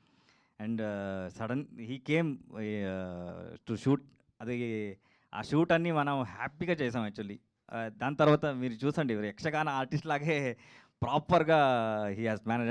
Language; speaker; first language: Telugu; non-native, learner; Kannada